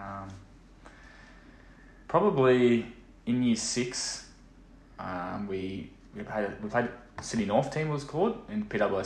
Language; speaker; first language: English; native; English